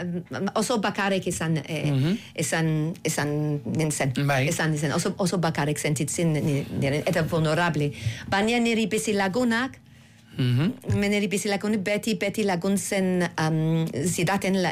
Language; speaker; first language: Basque; non-native, learner; English